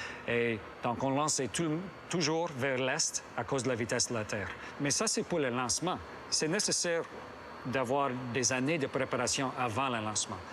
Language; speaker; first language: French; non-native, fluent; English